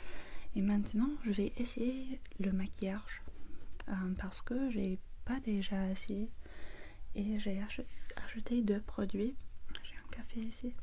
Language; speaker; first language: French; non-native, learner; English